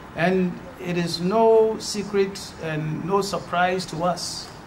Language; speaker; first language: English; non-native, local second language; Akan